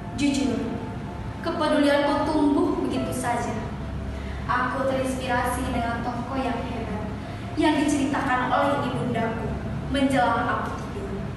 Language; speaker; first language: Indonesian; native; Indonesian